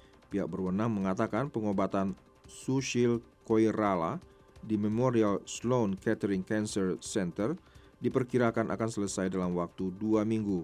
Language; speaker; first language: Indonesian; native; Indonesian